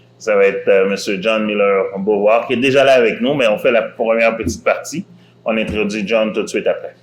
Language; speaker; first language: French; early bilingual, other home language; Haitian Creole